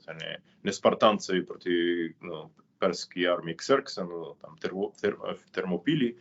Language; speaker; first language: Ukrainian; non-native, fluent; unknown